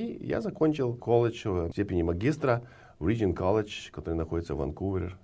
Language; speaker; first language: Russian; non-native, local second language; Ukrainian